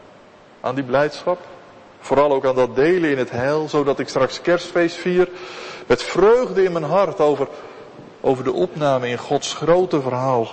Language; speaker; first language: Dutch; native; Dutch